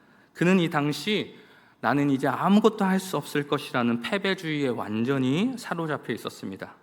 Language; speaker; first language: Korean; native; Korean